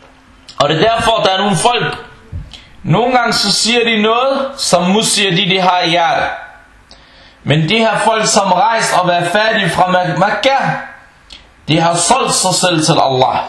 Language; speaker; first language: Danish; non-native, fluent; Arabic